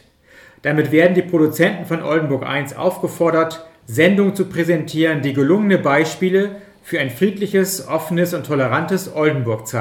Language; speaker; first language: German; native; German